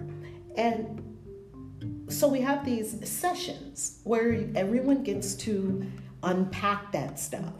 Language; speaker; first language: English; native; English